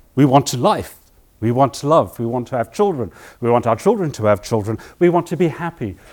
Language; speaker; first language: English; native; English